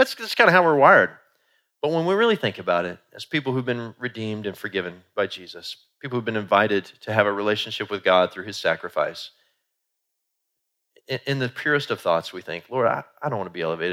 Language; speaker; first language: English; native; English